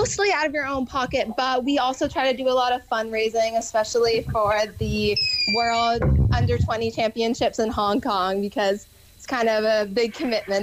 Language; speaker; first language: English; native; English